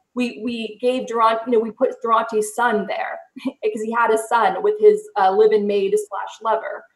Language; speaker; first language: English; native; English